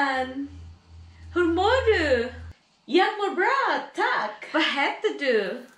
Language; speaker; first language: Swedish; non-native, learner; Indonesian